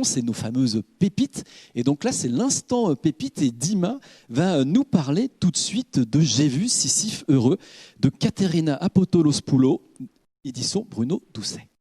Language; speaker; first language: French; native; French